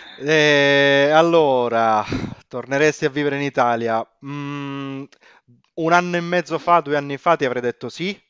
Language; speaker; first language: Italian; native; Italian